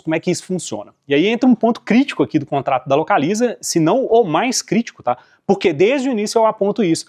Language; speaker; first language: Portuguese; native; Portuguese